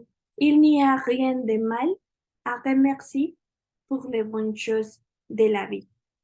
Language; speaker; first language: French; non-native, learner; Spanish